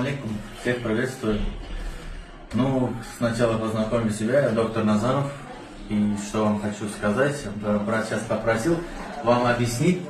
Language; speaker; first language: Russian; non-native, learner; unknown